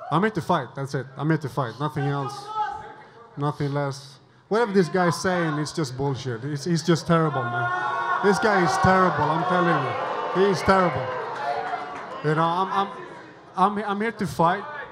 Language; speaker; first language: English; non-native, fluent; Swedish